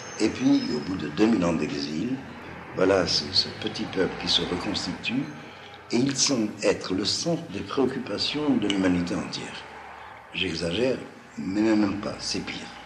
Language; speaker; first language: French; non-native, local second language; Arabic